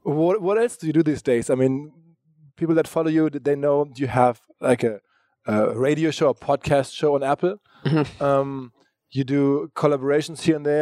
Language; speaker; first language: English; non-native, fluent; German